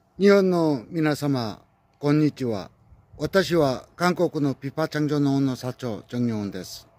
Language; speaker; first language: Japanese; non-native, learner; Korean